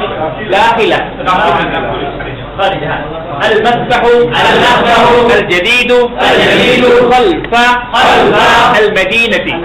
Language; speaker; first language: Arabic; non-native, fluent; Bangla